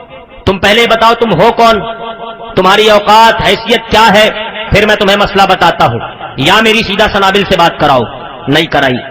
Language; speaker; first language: Urdu; native; Urdu